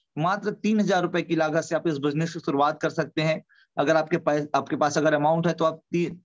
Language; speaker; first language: Hindi; native; Hindi